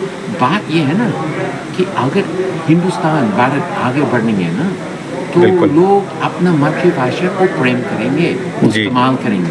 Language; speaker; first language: Hindi; non-native, fluent; English